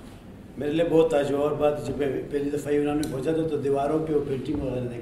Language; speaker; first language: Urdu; non-native, local second language; Punjabi